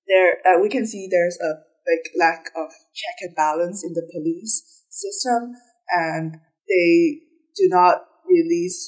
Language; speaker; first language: English; non-native, local second language; Cantonese